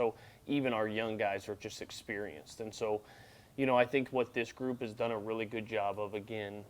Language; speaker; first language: English; native; English